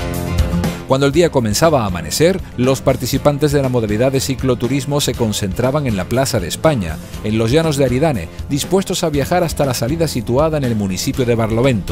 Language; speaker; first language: Spanish; native; Spanish